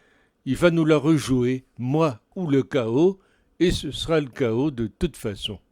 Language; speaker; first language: French; native; French